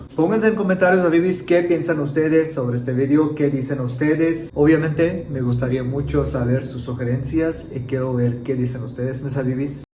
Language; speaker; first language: Spanish; non-native, fluent; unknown